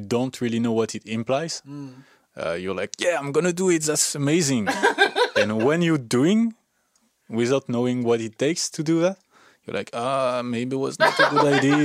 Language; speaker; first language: English; non-native, fluent; French